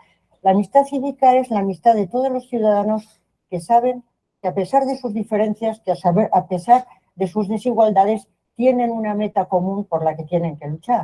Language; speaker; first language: Spanish; native; Spanish